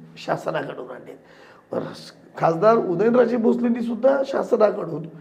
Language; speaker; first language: Marathi; native; Marathi